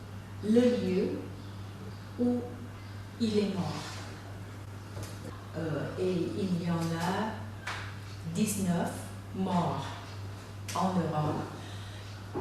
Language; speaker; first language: French; non-native, fluent; Thai